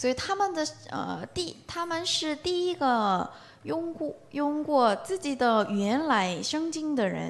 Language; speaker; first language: Chinese; non-native, learner; Korean